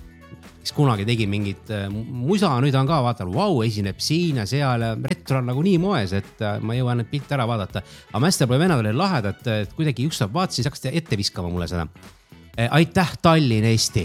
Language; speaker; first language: Estonian; native; Estonian